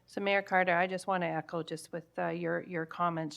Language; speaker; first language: English; native; English